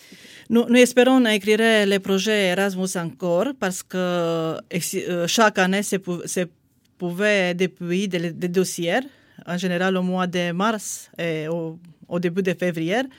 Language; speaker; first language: French; non-native, fluent; Romanian